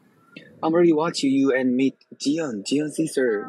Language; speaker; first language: English; non-native, learner; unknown